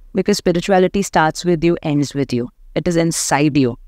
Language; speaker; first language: Hindi; native; Hindi